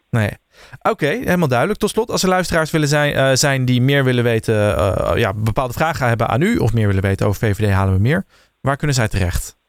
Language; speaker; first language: Dutch; native; Dutch